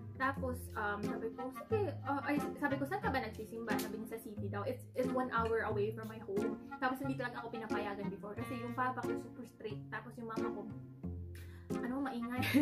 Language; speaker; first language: Filipino; non-native, local second language; Cebuano